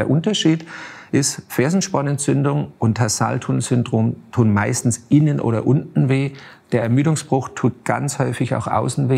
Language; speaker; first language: German; native; German